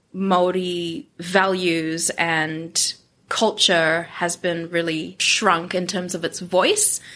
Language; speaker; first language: English; non-native, local second language; Japanese